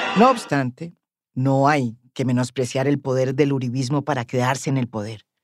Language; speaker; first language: Spanish; native; Spanish